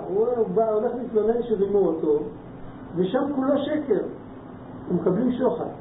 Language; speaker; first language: Hebrew; non-native, fluent; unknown